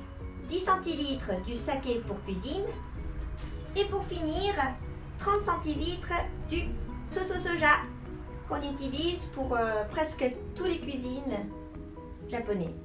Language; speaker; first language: French; non-native, fluent; Japanese